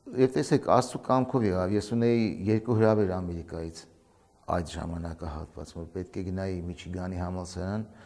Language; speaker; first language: Armenian; native; Armenian